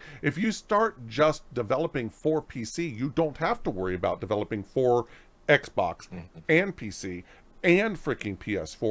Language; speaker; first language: English; native; English